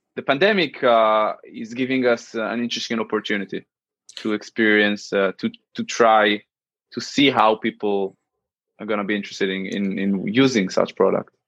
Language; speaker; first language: English; non-native, fluent; Hebrew